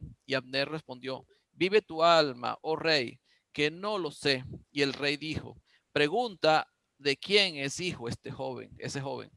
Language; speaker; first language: Spanish; native; Spanish